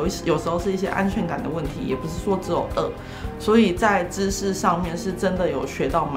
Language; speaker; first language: Chinese; native; Chinese